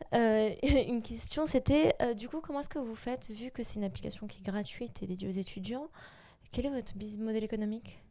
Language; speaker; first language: French; non-native, local second language; Arabic